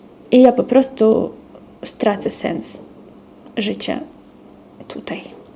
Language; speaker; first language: Polish; non-native, fluent; Russian